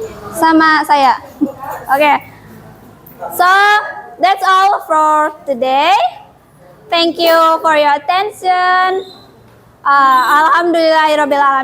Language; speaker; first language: English; non-native, fluent; Indonesian